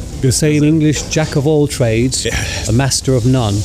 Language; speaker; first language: English; native; English